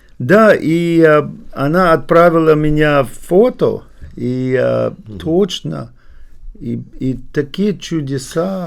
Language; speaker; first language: Russian; non-native, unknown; English